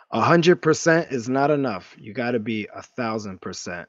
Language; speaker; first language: English; native; English